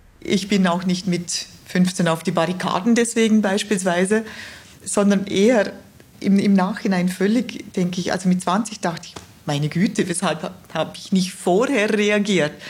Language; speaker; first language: German; native; German